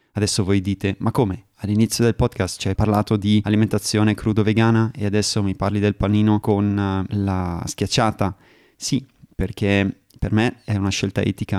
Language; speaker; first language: Italian; early bilingual, heritage; Italian